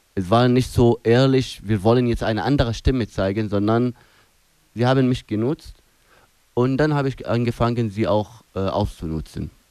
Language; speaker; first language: German; non-native, fluent; Arabic